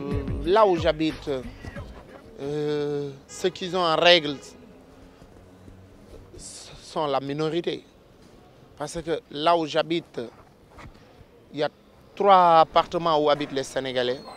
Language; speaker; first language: French; non-native, local second language; Wolof